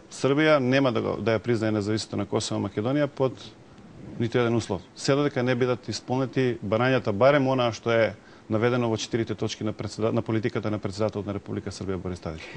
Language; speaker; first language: Macedonian; non-native, local second language; Serbian